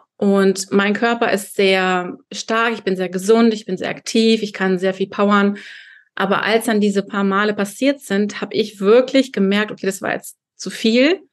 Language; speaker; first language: German; early bilingual, other home language; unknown